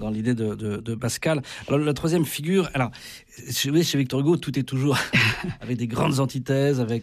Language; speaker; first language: French; native; French